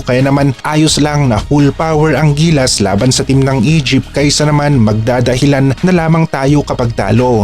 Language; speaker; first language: Filipino; native; Filipino